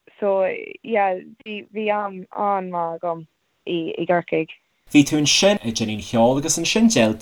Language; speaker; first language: Irish; non-native, local second language; English